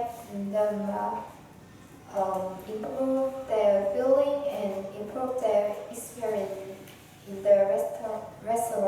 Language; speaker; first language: English; non-native, learner; Vietnamese